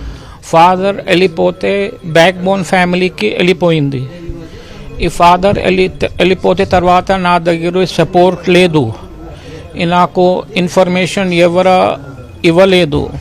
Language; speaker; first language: Telugu; early bilingual, heritage; Telugu